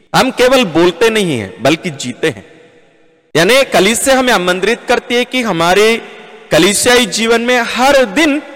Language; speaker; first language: Hindi; non-native, local second language; Malayalam